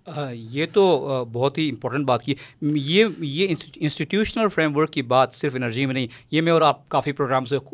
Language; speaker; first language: Urdu; non-native, local second language; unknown